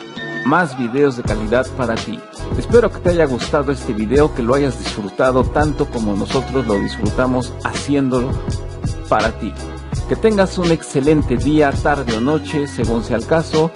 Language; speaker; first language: Spanish; native; Spanish